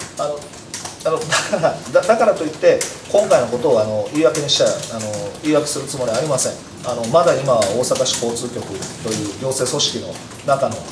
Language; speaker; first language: Japanese; native; Japanese